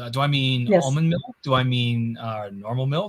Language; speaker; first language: English; native; English